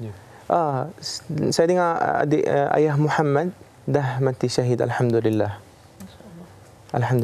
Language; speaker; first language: Indonesian; non-native, fluent; Arabic